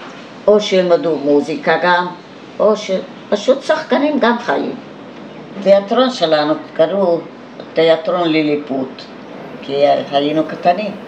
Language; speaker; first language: Hebrew; non-native, fluent; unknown